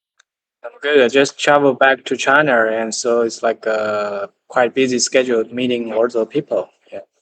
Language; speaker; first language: English; non-native, fluent; Chinese